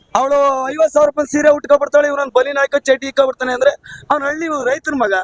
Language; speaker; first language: Kannada; native; Kannada